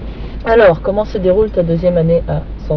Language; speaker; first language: French; native; French